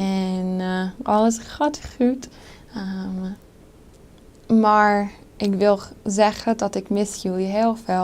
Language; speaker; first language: Dutch; non-native, fluent; English